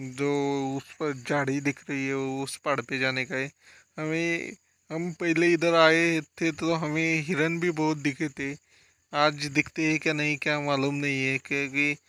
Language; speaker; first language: Hindi; non-native, local second language; Marathi